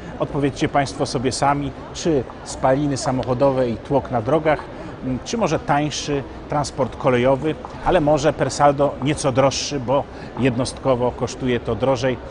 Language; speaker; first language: Polish; native; Polish